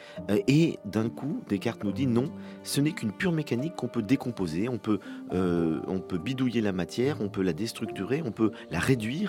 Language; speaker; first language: French; native; French